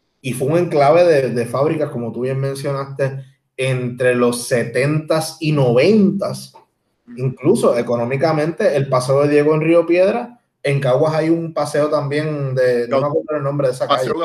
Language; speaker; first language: Spanish; native; Spanish